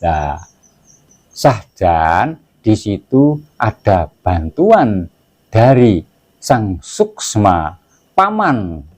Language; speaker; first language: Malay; non-native, local second language; Javanese